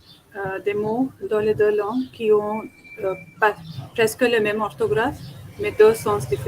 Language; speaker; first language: French; non-native, fluent; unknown